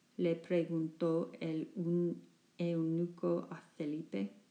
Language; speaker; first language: Spanish; non-native, learner; English